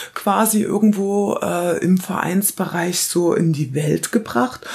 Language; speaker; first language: German; native; German